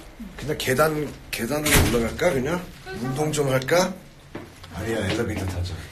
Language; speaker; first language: Korean; early bilingual, heritage; Korean